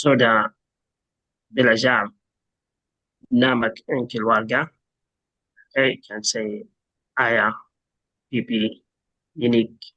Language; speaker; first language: Indonesian; non-native, learner; Arabic